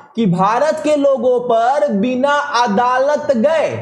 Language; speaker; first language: Hindi; native; Hindi